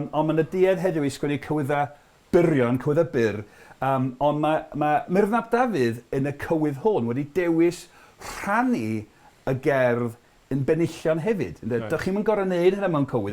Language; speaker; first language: Welsh; non-native, fluent; English